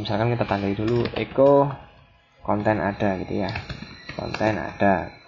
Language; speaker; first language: Indonesian; native; Indonesian